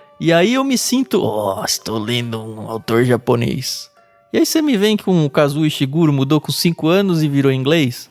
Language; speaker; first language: Portuguese; native; Portuguese